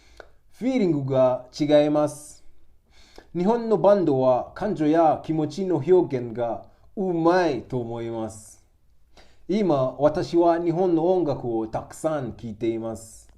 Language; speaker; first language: Japanese; non-native, learner; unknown